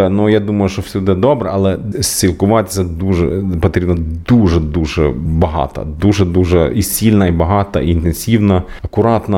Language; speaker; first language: Ukrainian; non-native, learner; Swedish